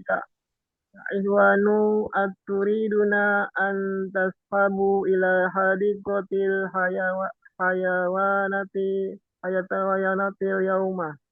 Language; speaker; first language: Arabic; non-native, learner; Indonesian